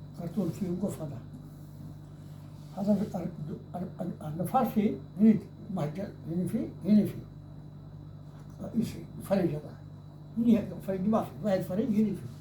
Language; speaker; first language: Arabic; non-native, learner; Urdu